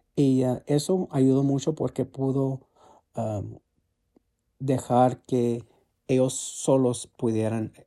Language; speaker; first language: Spanish; early bilingual, heritage; Spanish